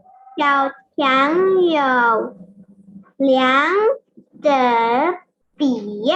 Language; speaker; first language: Chinese; non-native, learner; Indonesian